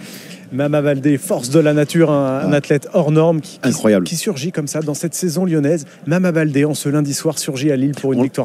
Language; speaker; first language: French; native; French